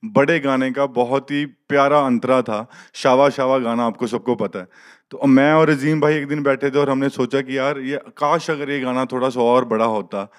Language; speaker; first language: Hindi; native; Hindi